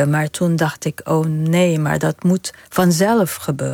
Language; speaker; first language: Dutch; non-native, fluent; Arabic